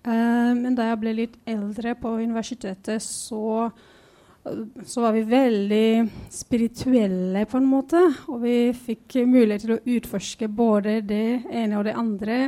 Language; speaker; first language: Norwegian; non-native, fluent; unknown